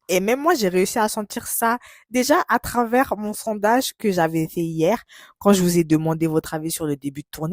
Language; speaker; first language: French; native; French